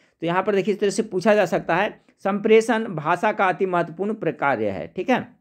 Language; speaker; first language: Hindi; native; Hindi